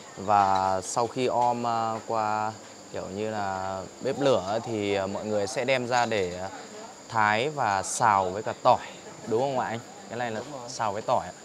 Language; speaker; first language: Vietnamese; native; Vietnamese